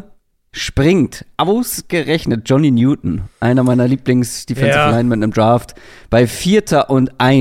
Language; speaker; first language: German; native; German